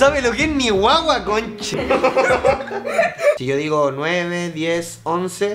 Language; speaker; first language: Spanish; native; Spanish